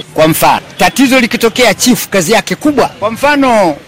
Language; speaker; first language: Swahili; non-native, local second language; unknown